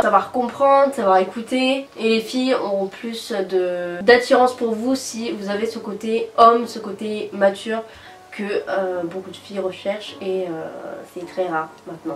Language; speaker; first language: French; native; French